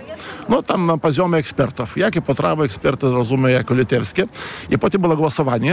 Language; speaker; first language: Polish; non-native, fluent; Lithuanian